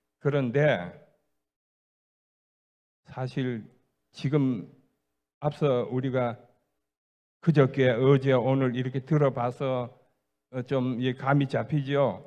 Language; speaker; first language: Korean; native; Korean